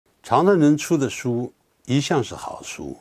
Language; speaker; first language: Chinese; native; Chinese